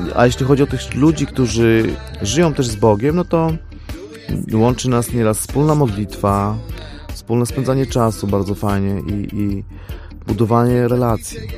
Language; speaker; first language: Polish; non-native, fluent; Armenian